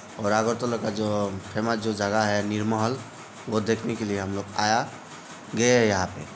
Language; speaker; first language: Hindi; non-native, local second language; Assamese